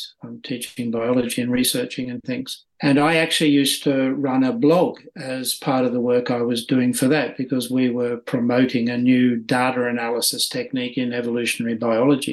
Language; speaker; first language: English; native; English